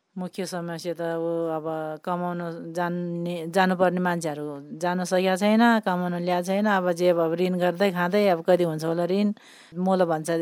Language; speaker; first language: Nepali; non-native, local second language; Eastern Tamang